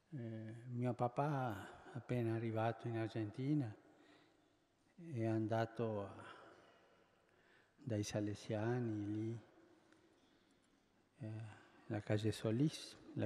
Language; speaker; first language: Italian; early bilingual, heritage; Spanish